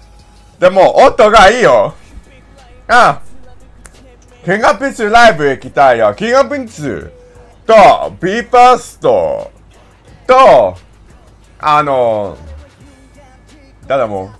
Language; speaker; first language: Japanese; non-native, learner; English